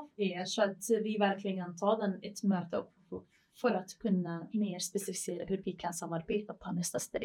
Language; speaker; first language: Swedish; non-native, fluent; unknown